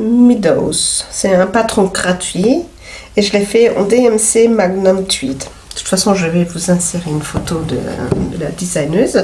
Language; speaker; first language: French; native; French